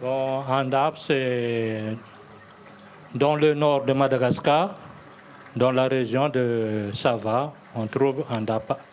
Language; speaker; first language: French; non-native, local second language; Malagasy